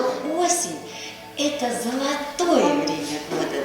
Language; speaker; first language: Russian; native; Russian